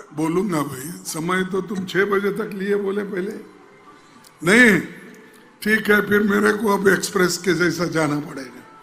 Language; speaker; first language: Hindi; non-native, local second language; Kannada